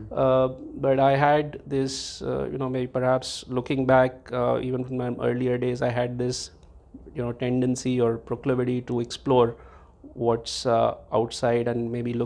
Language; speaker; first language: English; non-native, local second language; Hindi